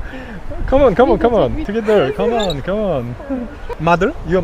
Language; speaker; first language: English; non-native, learner; Korean